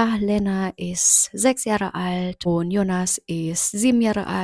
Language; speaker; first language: German; non-native, learner; Indonesian